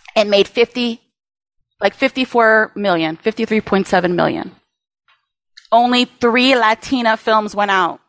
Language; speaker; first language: English; early bilingual, other home language; Spanish